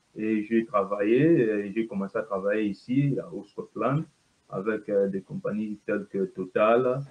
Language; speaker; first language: French; non-native, local second language; Lingala